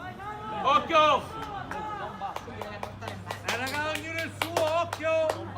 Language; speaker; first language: Italian; native; Italian